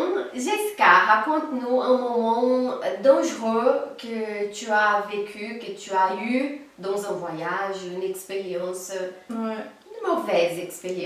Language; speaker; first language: French; non-native, fluent; Portuguese